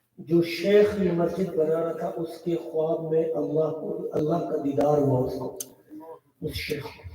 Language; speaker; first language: Urdu; non-native, local second language; Pashto